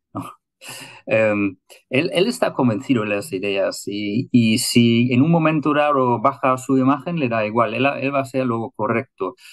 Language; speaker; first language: Spanish; non-native, fluent; German